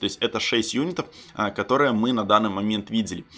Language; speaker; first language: Russian; native; Russian